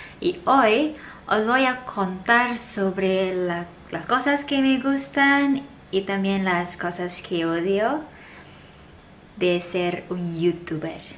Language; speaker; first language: Spanish; non-native, fluent; Indonesian